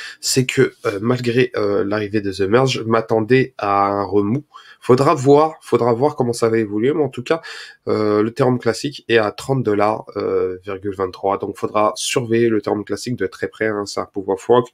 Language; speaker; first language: French; native; French